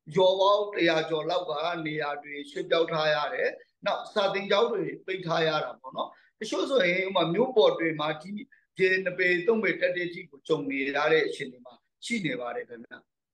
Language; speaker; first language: Burmese; native; Burmese